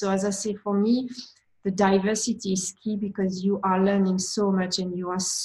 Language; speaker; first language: English; non-native, fluent; French